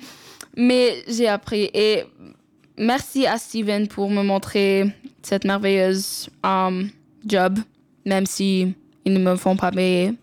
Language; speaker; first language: French; non-native, local second language; English